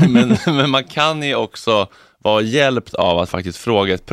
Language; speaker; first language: Swedish; native; Swedish